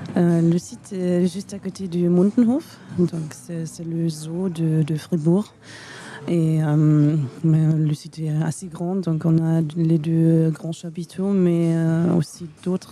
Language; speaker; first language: French; non-native, fluent; German